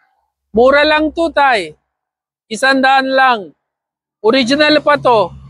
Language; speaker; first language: Filipino; non-native, learner; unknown